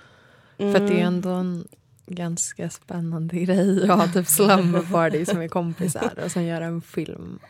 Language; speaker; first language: Swedish; native; Swedish